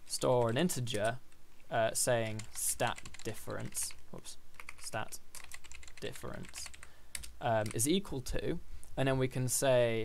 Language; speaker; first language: English; native; English